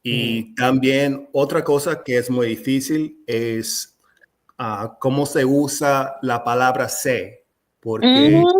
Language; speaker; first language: Spanish; non-native, fluent; English